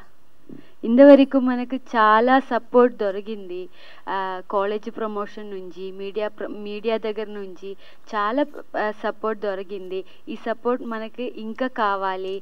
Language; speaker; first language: Telugu; non-native, learner; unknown